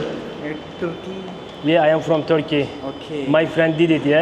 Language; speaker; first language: English; non-native, learner; Turkish